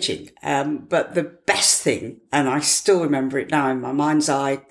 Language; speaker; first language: English; native; English